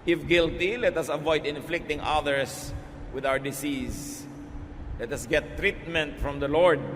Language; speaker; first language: English; non-native, local second language; Filipino